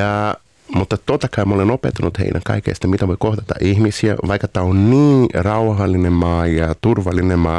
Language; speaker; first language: Finnish; non-native, fluent; Portuguese